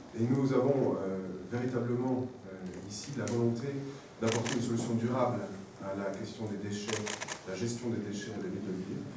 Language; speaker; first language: French; native; French